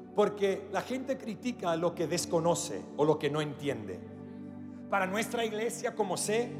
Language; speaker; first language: Spanish; non-native, fluent; English